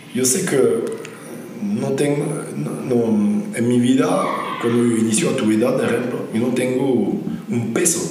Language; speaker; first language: Spanish; non-native, fluent; French